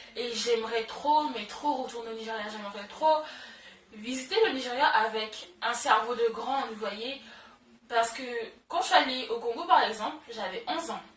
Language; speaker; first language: French; early bilingual, other home language; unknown